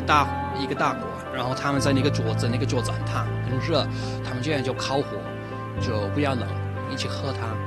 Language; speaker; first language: Chinese; non-native, fluent; English